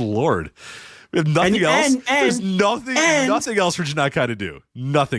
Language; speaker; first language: English; native; English